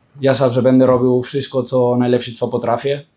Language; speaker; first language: Polish; non-native, fluent; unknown